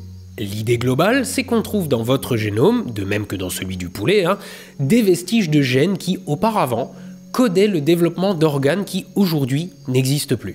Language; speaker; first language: French; native; French